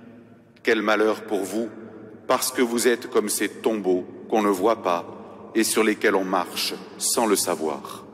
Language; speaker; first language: French; native; French